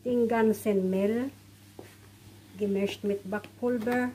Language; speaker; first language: German; non-native, learner; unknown